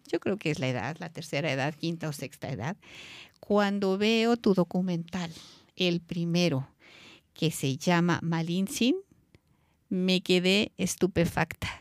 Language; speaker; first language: Spanish; native; Spanish